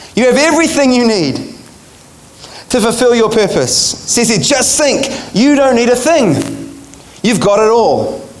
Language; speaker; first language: English; native; English